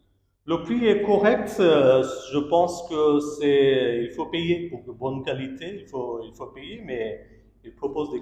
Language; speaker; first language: French; non-native, learner; Bangla